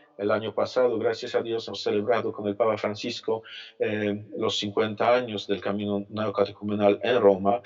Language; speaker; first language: Spanish; non-native, fluent; Polish